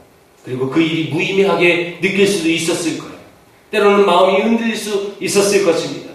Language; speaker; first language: Korean; native; Korean